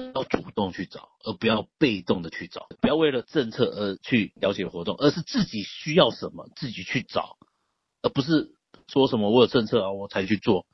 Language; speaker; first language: Chinese; native; Chinese